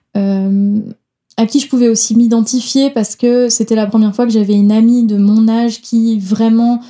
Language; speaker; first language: French; non-native, fluent; Danish